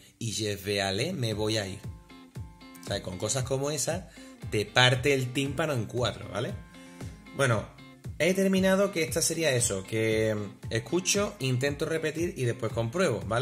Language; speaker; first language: Spanish; native; Spanish